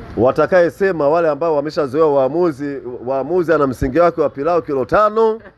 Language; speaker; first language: Swahili; native; Swahili